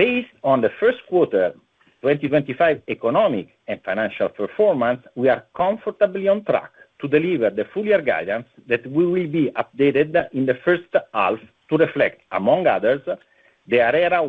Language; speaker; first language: English; non-native, fluent; Italian